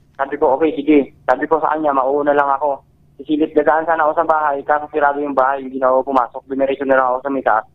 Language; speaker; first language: Filipino; native; Filipino